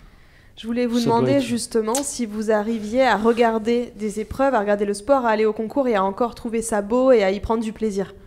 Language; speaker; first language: French; native; French